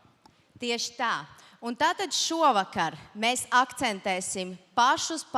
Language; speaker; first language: Latvian; native; Latvian